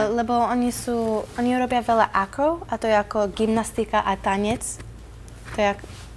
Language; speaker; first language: Slovak; early bilingual, heritage; Slovak